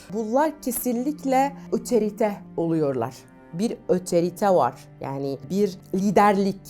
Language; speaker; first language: Turkish; non-native, fluent; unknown